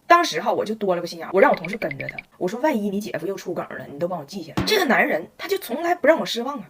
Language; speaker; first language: Chinese; native; Chinese